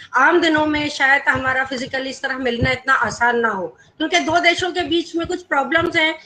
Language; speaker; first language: Urdu; non-native, local second language; Gujarati